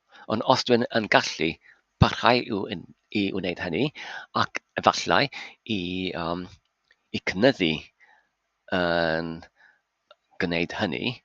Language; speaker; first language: Welsh; non-native, fluent; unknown